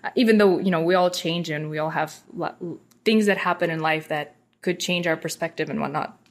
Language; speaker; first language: English; non-native, fluent; Russian